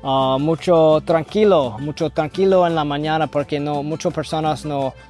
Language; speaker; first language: Spanish; non-native, learner; English